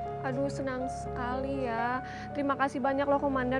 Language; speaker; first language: Indonesian; early bilingual, heritage; Indonesian